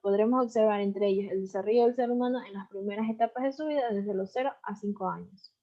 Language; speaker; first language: Spanish; native; Spanish